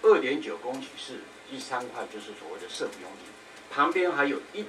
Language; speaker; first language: Chinese; native; Chinese